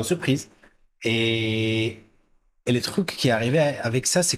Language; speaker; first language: French; non-native, fluent; Hebrew